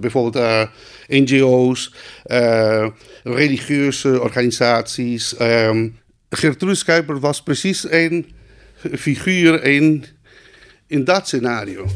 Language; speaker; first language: Dutch; non-native, local second language; Spanish